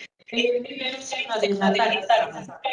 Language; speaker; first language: Spanish; non-native, learner; Korean